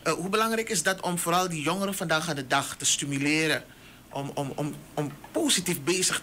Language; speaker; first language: Dutch; native; Dutch